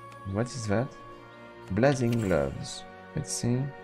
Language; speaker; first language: English; non-native, fluent; French